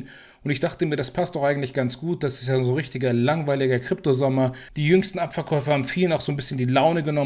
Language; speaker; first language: German; native; German